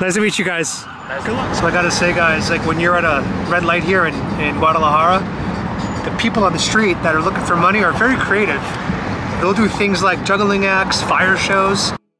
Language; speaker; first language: English; native; English